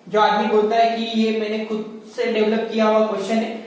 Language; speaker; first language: Hindi; non-native, local second language; Marathi